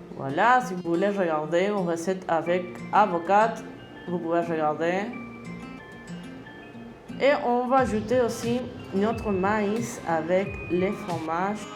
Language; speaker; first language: French; non-native, fluent; Spanish